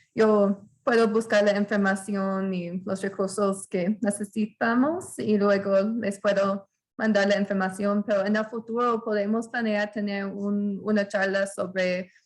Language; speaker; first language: Spanish; non-native, fluent; English